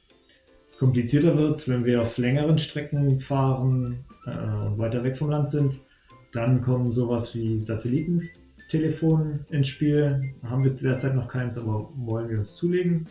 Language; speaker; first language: German; native; German